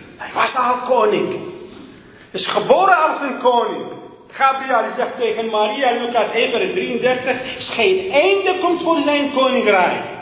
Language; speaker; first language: Dutch; non-native, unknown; Arabic